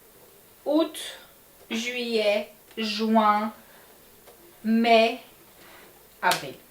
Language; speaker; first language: French; native; French